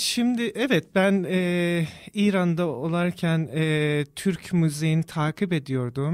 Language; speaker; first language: Turkish; non-native, fluent; Persian